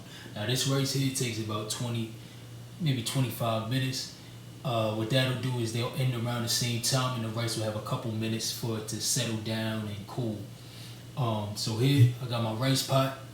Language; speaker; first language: English; native; English